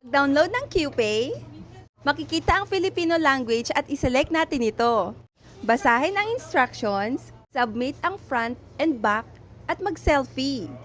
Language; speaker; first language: Filipino; native; Filipino